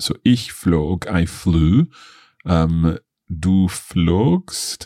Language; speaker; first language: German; non-native, learner; English